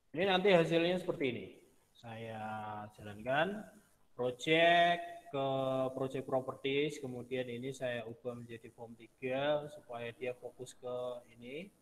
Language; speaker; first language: Indonesian; non-native, local second language; Javanese